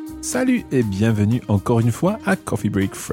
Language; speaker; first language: French; non-native, fluent; English